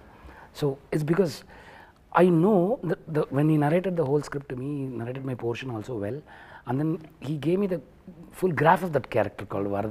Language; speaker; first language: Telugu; non-native, learner; Tamil